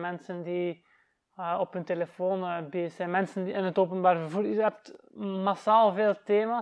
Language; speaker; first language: Dutch; native; Dutch